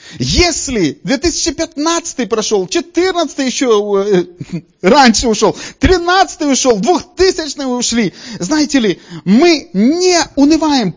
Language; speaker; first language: Russian; native; Russian